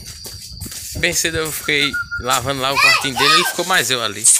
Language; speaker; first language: Portuguese; native; Portuguese